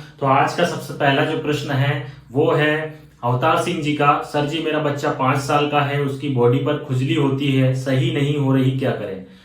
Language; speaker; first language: Hindi; native; Hindi